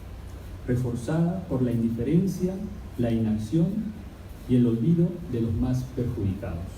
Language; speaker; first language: Spanish; native; Spanish